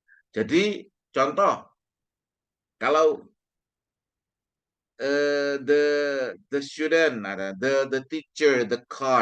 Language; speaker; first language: English; non-native, fluent; Indonesian